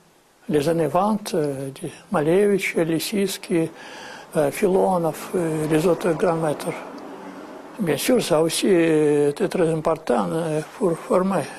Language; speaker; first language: French; non-native, fluent; Russian